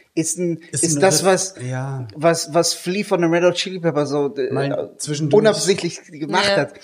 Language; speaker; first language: German; non-native, fluent; Hebrew